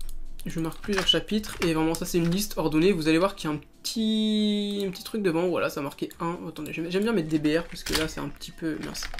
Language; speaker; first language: French; native; French